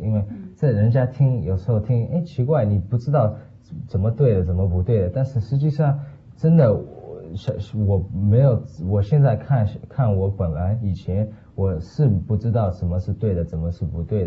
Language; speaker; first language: Chinese; early bilingual, heritage; Chinese